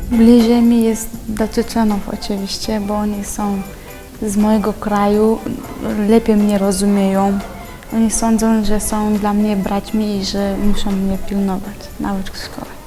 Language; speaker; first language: Polish; non-native, fluent; Chechen